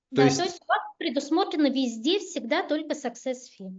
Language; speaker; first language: Russian; native; Russian